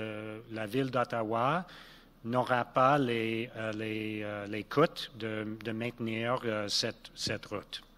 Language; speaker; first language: French; non-native, local second language; English